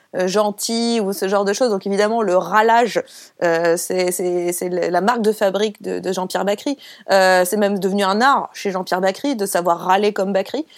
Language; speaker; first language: French; native; French